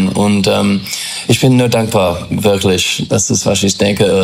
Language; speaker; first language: German; non-native, learner; English